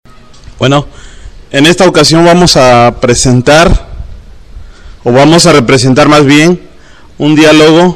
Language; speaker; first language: Spanish; non-native, local second language; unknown